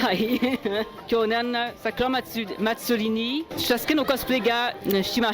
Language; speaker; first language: Japanese; non-native, learner; French